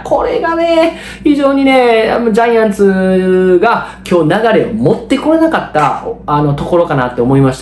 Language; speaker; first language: Japanese; native; Japanese